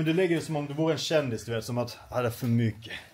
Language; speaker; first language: Swedish; native; Swedish